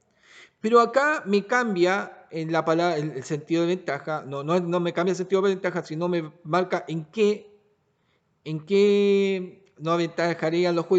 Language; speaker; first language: Spanish; native; Spanish